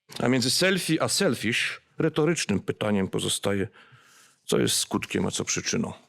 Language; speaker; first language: Polish; native; Polish